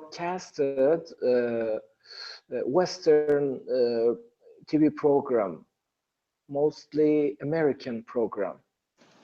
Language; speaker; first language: English; non-native, learner; Persian